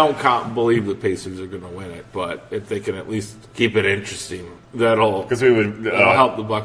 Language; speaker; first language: English; native; English